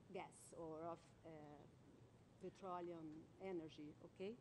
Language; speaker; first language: English; non-native, learner; Portuguese